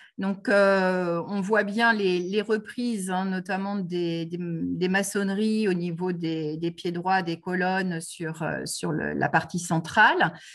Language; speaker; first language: French; native; French